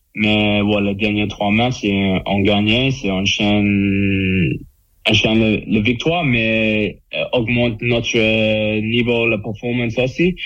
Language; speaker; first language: French; non-native, learner; English